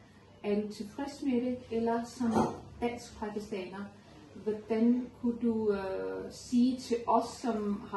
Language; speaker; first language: Danish; non-native, fluent; Urdu